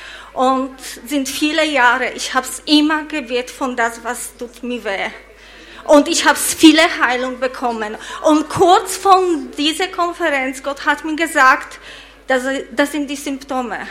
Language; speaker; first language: German; non-native, learner; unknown